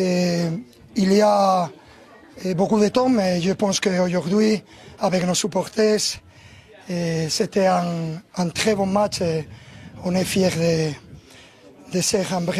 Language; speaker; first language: French; non-native, fluent; Spanish